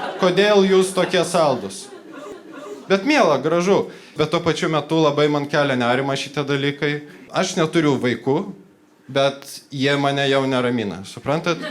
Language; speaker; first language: Lithuanian; non-native, local second language; Polish